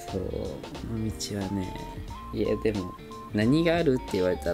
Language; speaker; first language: Japanese; native; Japanese